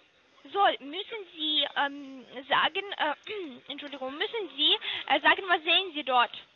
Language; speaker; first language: German; non-native, learner; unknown